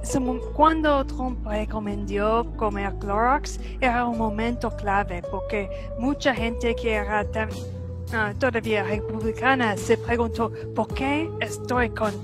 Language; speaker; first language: Spanish; non-native, fluent; English